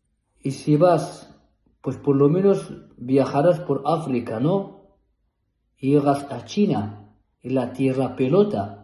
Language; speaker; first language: Spanish; non-native, fluent; Arabic